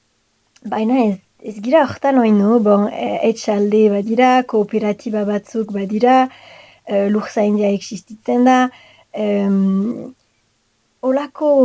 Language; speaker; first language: Basque; non-native, local second language; French